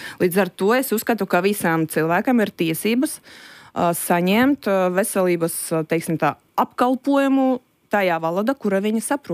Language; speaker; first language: Latvian; non-native, local second language; Russian